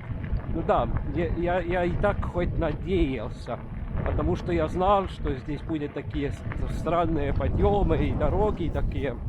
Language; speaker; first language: Russian; non-native, local second language; Estonian